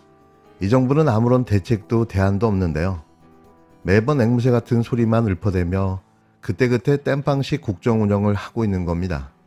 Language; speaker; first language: Korean; native; Korean